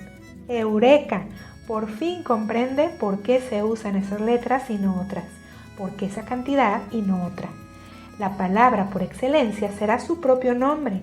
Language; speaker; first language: Spanish; native; Spanish